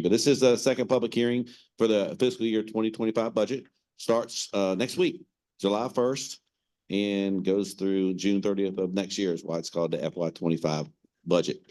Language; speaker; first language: English; native; English